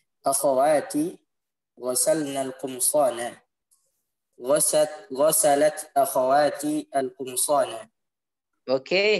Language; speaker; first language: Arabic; non-native, learner; Indonesian